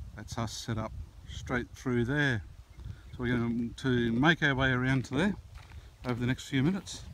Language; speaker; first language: English; native; English